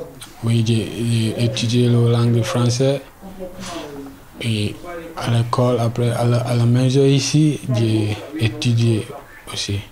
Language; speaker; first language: French; non-native, learner; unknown